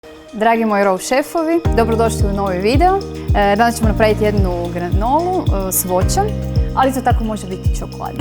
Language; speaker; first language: Croatian; native; Croatian